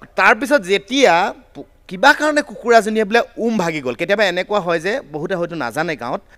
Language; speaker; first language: Assamese; native; Assamese